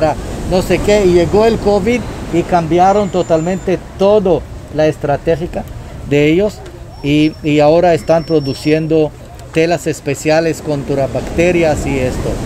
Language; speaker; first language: Spanish; non-native, fluent; Hebrew